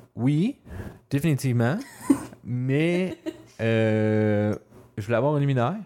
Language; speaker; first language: French; native; French